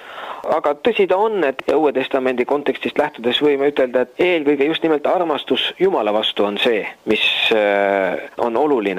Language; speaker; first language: Estonian; native; Estonian